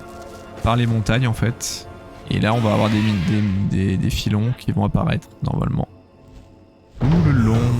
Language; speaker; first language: French; native; French